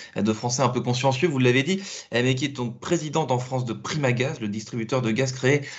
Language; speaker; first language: French; native; French